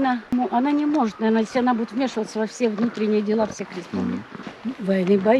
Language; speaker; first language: Russian; native; Russian